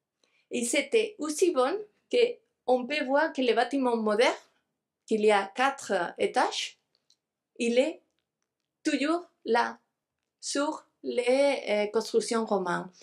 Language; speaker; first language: French; non-native, fluent; Spanish